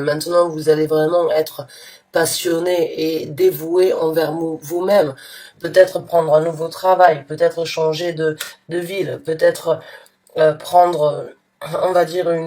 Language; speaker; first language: French; native; French